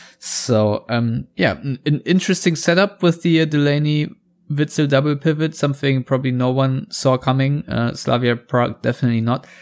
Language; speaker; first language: English; non-native, fluent; German